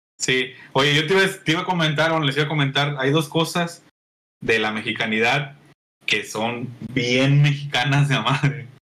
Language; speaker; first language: Spanish; native; Spanish